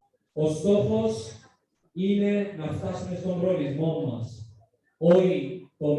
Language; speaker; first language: Greek; native; Greek